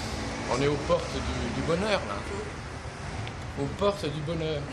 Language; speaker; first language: French; native; French